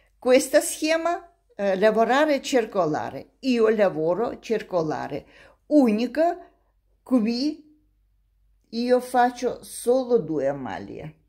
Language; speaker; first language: Italian; non-native, learner; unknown